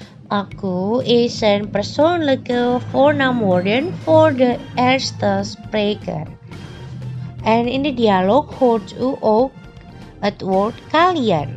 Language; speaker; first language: Dutch; non-native, fluent; Indonesian